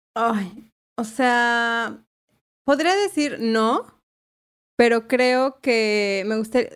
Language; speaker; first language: Spanish; native; Spanish